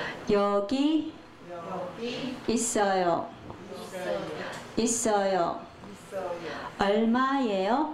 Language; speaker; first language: Korean; non-native, fluent; Chinese